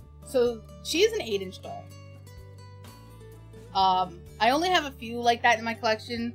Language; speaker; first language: English; native; English